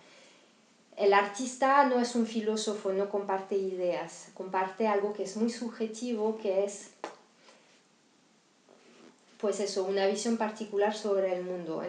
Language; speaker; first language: Spanish; non-native, fluent; French